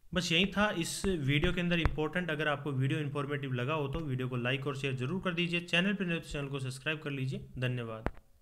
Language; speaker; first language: Hindi; native; Hindi